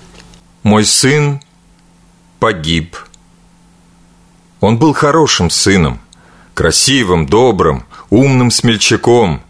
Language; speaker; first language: Russian; native; Russian